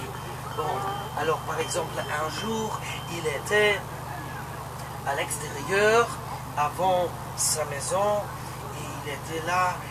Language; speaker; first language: French; non-native, local second language; Luxembourgish